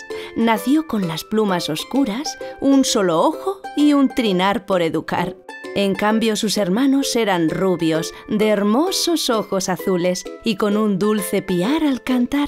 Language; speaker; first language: Spanish; native; Spanish